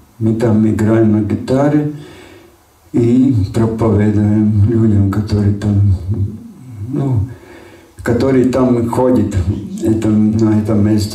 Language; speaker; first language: Russian; non-native, local second language; Latvian